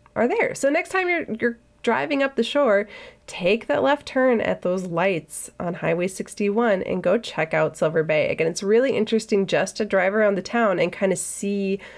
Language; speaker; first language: English; native; English